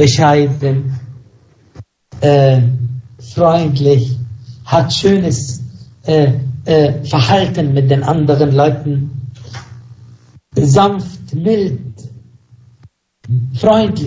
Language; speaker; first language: German; non-native, fluent; Arabic